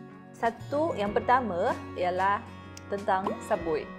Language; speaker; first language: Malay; non-native, fluent; Chinese